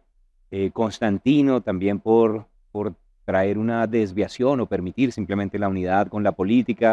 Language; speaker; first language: Spanish; native; Spanish